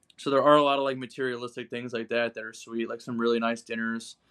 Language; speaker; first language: English; native; English